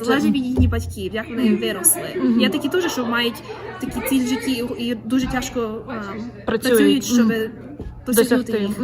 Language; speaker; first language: Ukrainian; early bilingual, other home language; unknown